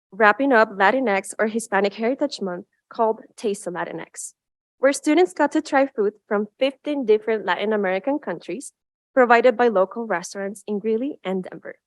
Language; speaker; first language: English; non-native, fluent; Spanish